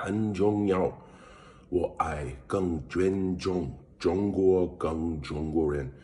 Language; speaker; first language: Chinese; non-native, learner; English